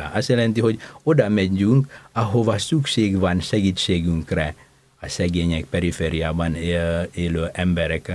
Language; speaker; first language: Hungarian; non-native, fluent; Indonesian